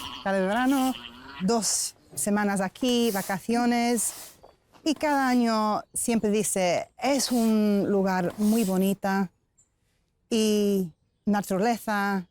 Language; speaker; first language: Spanish; non-native, learner; English